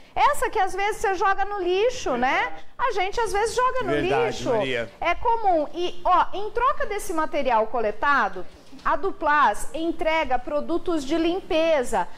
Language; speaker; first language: Portuguese; native; Portuguese